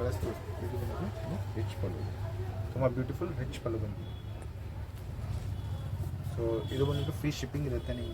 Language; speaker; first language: Kannada; non-native, local second language; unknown